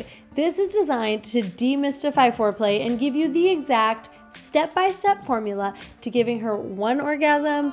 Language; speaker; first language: English; native; English